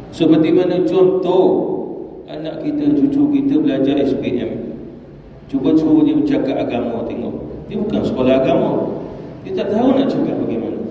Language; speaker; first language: Malay; native; Malay